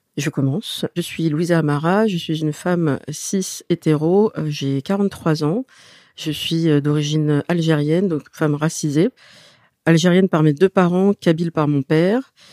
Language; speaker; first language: French; native; French